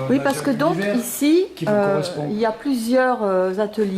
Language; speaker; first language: French; native; French